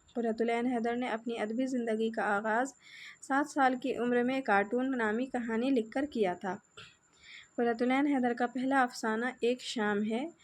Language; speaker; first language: Urdu; native; Urdu